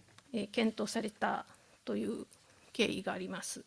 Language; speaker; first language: Japanese; native; Japanese